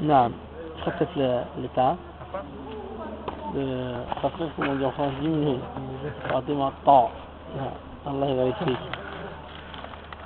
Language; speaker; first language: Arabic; non-native, fluent; French